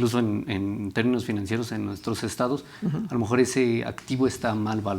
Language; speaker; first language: Spanish; native; Spanish